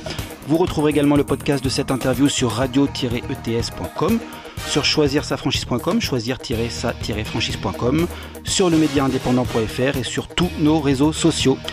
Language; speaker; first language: French; native; French